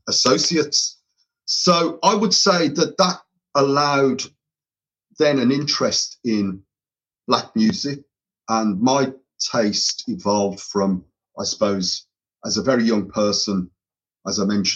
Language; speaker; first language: English; native; English